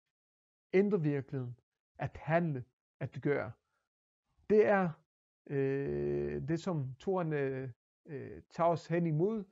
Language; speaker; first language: Danish; non-native, fluent; Hebrew